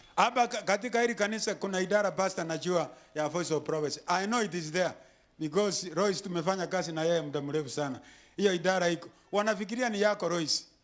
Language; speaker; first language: Swahili; non-native, local second language; Gusii